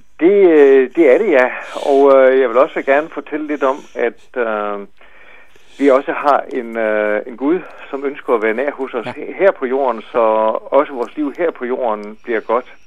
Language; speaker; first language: Danish; native; Danish